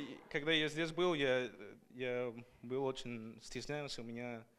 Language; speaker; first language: Russian; non-native, learner; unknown